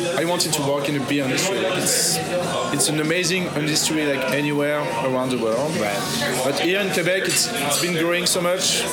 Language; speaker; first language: English; non-native, fluent; French